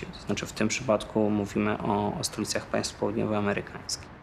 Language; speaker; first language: Polish; native; Polish